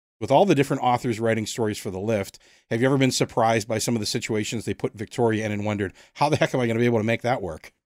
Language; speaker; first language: English; native; English